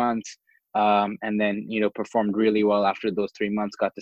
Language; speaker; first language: English; non-native, local second language; Swahili